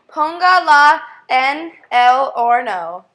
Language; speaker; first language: Spanish; non-native, learner; English